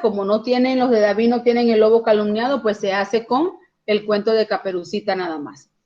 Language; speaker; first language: Spanish; native; Spanish